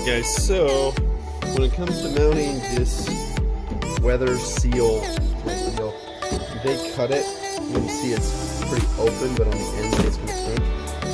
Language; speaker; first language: English; native; English